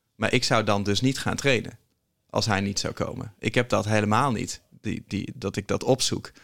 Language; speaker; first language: Dutch; native; Dutch